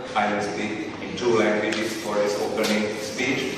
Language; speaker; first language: English; non-native, fluent; Hungarian